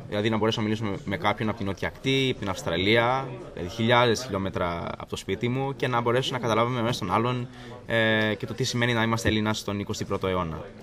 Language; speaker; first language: Greek; early bilingual, heritage; Greek